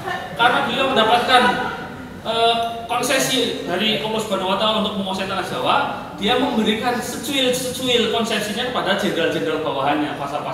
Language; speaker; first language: Indonesian; native; Indonesian